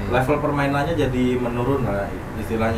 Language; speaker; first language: Indonesian; native; Indonesian